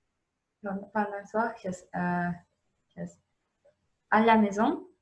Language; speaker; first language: French; non-native, learner; Russian